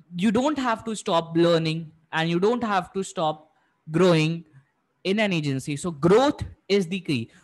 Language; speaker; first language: English; non-native, local second language; Hindi